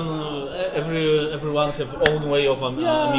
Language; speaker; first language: English; non-native, fluent; Polish